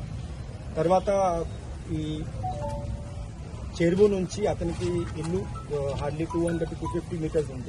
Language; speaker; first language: Telugu; non-native, learner; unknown